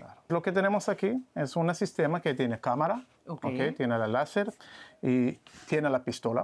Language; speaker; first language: Spanish; non-native, learner; Hebrew